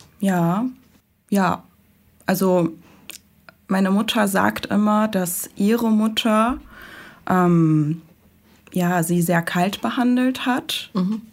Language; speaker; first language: German; early bilingual, other home language; Persian